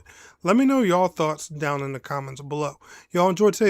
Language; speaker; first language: English; native; English